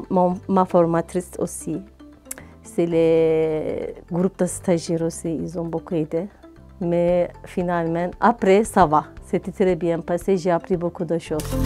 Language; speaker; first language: French; non-native, learner; Turkish